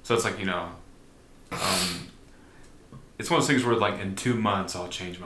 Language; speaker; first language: English; native; English